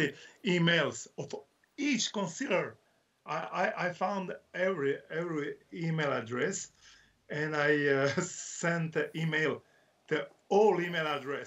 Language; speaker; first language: English; non-native, learner; Croatian